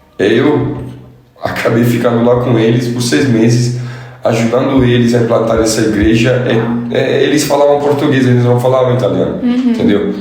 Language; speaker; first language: Portuguese; non-native, fluent; Italian